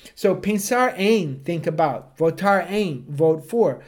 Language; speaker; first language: English; native; English